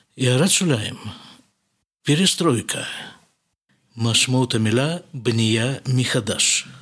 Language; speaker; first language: Hebrew; non-native, fluent; Russian